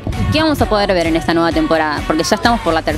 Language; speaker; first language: Spanish; native; Spanish